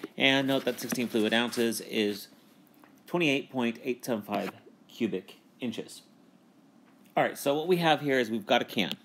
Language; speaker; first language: English; native; English